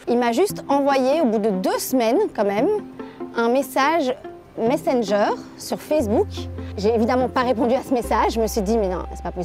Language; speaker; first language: French; native; French